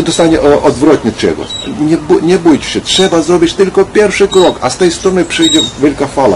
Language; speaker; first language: Polish; non-native, learner; Ukrainian